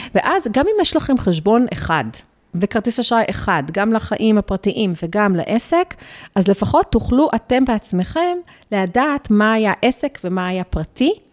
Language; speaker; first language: Hebrew; early bilingual, other home language; Spanish